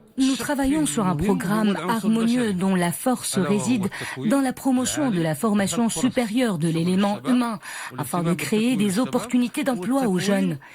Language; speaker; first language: French; non-native, local second language; Arabic